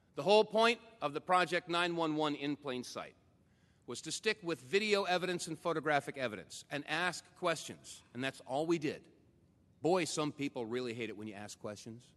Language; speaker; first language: English; native; English